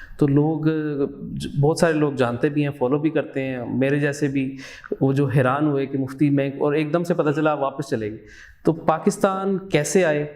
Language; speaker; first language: Urdu; native; Urdu